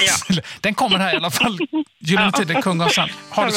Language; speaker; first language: Swedish; native; Swedish